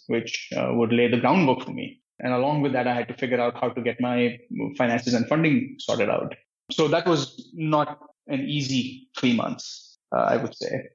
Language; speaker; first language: English; non-native, local second language; Hindi